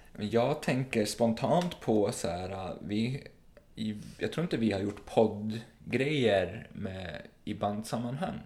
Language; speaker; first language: Swedish; native; Swedish